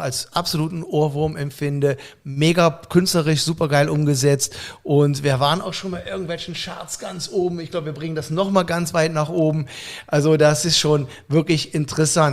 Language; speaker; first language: German; native; German